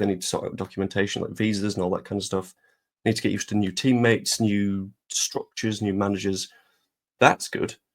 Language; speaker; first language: English; native; English